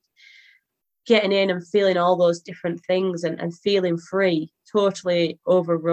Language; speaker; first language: English; native; English